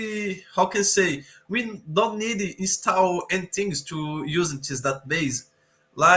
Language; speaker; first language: English; non-native, learner; Portuguese